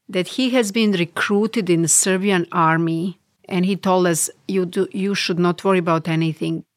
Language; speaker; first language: English; non-native, fluent; Bosnian